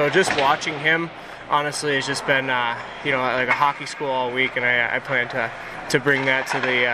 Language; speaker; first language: English; native; English